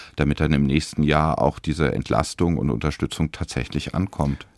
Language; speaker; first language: German; native; German